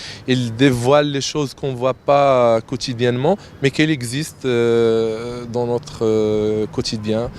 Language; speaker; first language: French; non-native, local second language; Arabic